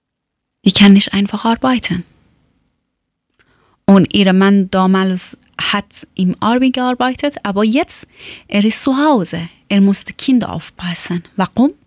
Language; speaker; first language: German; non-native, learner; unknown